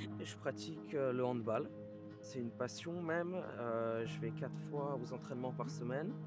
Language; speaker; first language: French; early bilingual, heritage; French